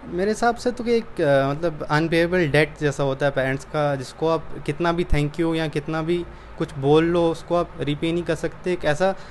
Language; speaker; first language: Hindi; native; Hindi